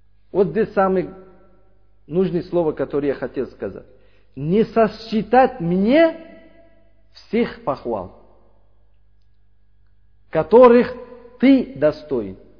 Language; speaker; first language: Russian; non-native, learner; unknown